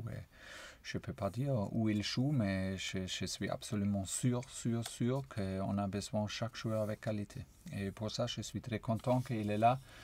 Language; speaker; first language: French; non-native, fluent; German